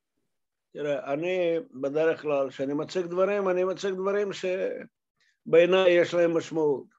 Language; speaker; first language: Hebrew; non-native, fluent; Russian